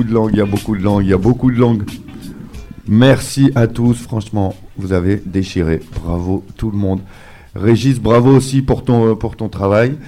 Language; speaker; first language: French; native; French